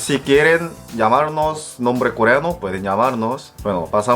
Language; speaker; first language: Spanish; non-native, fluent; Korean